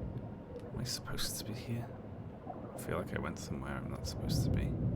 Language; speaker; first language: English; native; English